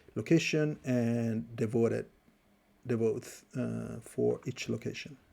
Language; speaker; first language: English; non-native, fluent; Italian